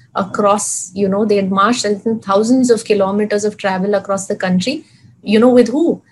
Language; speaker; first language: English; non-native, local second language; Hindi